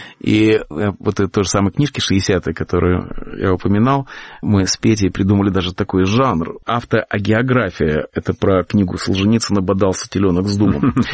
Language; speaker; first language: Russian; native; Russian